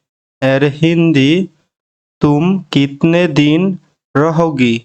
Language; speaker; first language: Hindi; non-native, fluent; Bangla